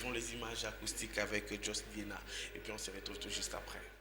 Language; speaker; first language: French; non-native, local second language; Lingala